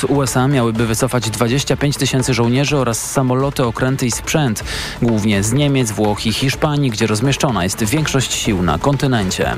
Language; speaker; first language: Polish; native; Polish